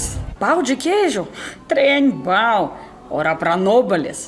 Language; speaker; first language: Portuguese; non-native, fluent; Russian